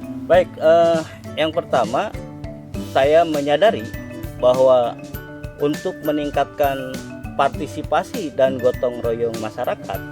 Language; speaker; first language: Indonesian; non-native, local second language; Sundanese